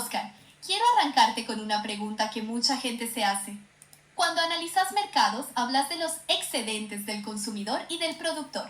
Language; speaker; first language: Spanish; native; Spanish